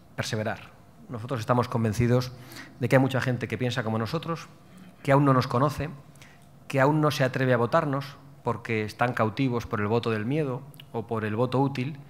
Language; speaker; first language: Spanish; native; Spanish